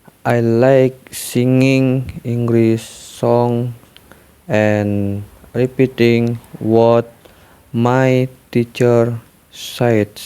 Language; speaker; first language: English; non-native, learner; Indonesian